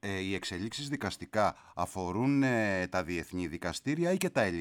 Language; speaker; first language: Greek; native; Greek